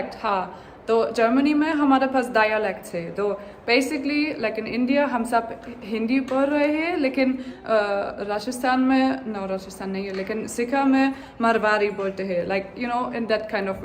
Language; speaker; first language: Hindi; non-native, learner; German